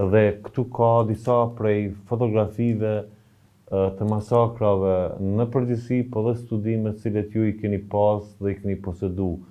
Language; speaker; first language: Albanian; native; Albanian